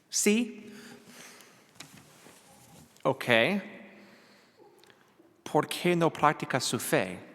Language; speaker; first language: Spanish; non-native, learner; English